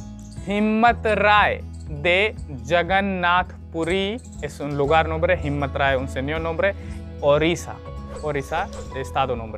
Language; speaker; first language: Spanish; non-native, learner; Hindi